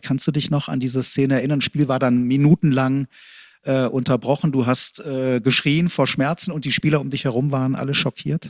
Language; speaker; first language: German; native; German